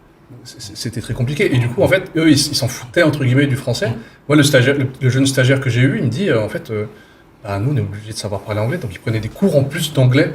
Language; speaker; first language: French; native; French